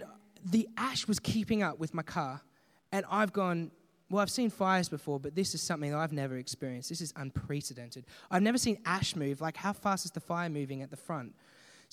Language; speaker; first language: English; native; English